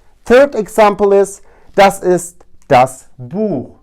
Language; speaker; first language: German; non-native, fluent; Turkish